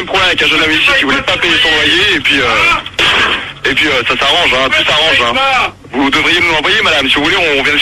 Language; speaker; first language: French; native; French